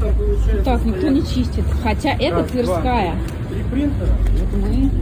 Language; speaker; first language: Russian; non-native, fluent; Uzbek